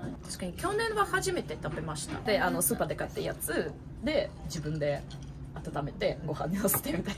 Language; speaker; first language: Japanese; non-native, fluent; Russian